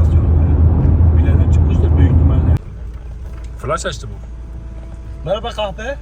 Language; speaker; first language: Turkish; native; Turkish